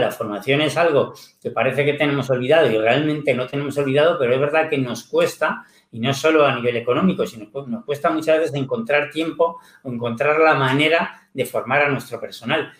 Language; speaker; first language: Spanish; native; Spanish